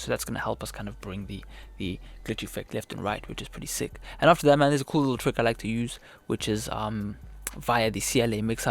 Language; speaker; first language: English; native; English